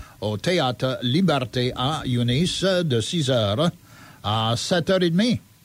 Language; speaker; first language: French; early bilingual, heritage; French